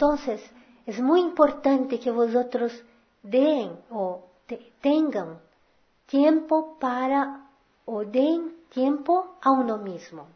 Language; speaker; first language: Spanish; non-native, fluent; Portuguese